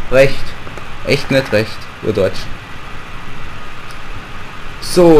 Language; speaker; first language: German; native; German